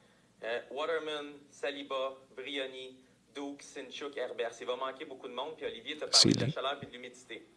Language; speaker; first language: French; native; French